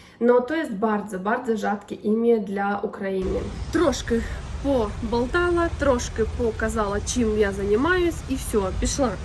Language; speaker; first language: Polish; non-native, learner; Ukrainian